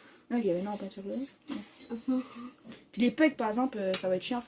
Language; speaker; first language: French; native; French